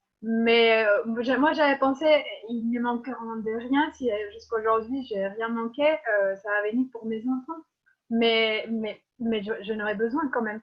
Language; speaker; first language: French; non-native, fluent; Spanish